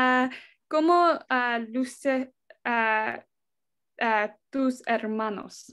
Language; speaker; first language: Spanish; non-native, learner; English